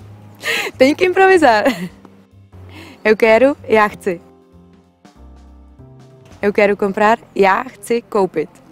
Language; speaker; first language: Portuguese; non-native, fluent; Czech